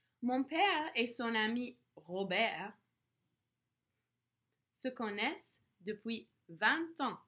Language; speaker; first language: French; non-native, fluent; English